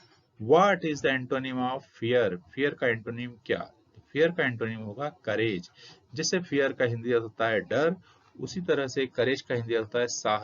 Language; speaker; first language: Hindi; native; Hindi